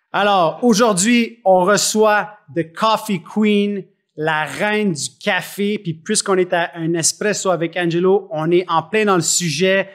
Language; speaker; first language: French; native; French